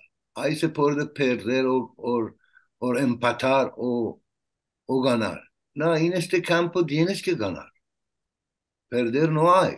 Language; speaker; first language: Spanish; non-native, learner; Persian